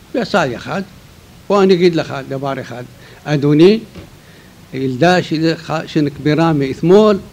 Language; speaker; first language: Hebrew; non-native, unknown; Arabic